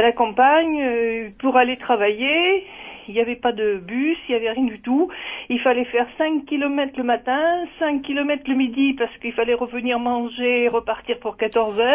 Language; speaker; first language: French; native; French